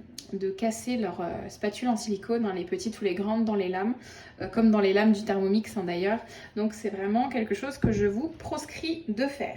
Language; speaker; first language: French; native; French